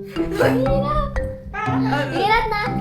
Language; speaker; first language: Filipino; native; Filipino